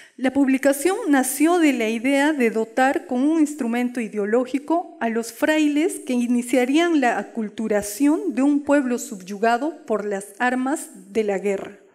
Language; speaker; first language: Spanish; non-native, local second language; Quechua